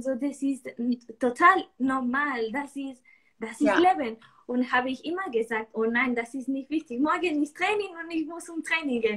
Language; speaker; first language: German; non-native, learner; Spanish